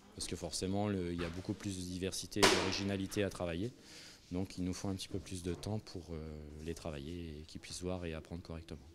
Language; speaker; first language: French; native; French